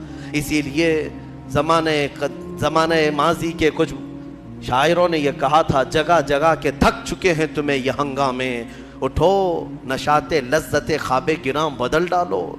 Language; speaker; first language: Urdu; native; Urdu